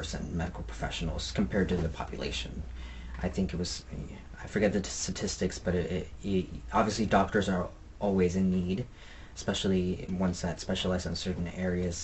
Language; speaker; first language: English; native; English